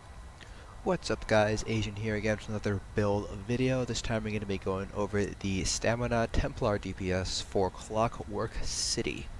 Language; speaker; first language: English; native; English